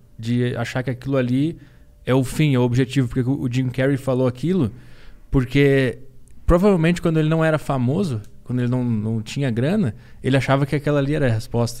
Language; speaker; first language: Portuguese; native; Portuguese